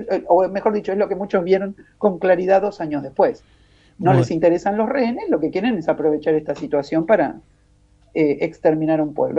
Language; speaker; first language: Spanish; native; Spanish